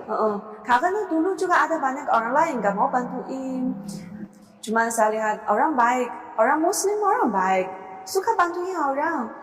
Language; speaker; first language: Indonesian; non-native, learner; Chinese